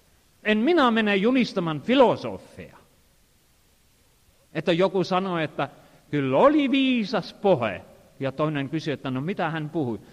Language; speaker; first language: Finnish; non-native, fluent; Estonian